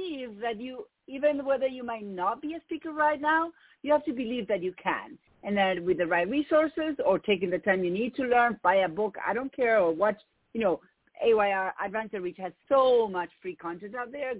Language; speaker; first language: English; non-native, fluent; Spanish